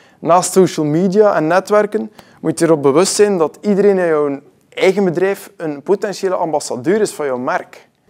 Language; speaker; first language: Dutch; native; Dutch